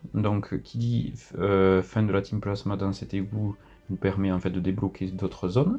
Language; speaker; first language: French; native; French